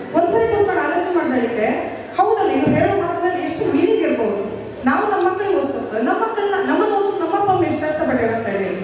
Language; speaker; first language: Kannada; native; Kannada